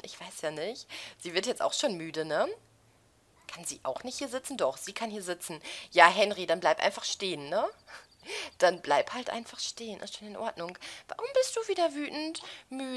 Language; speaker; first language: German; native; German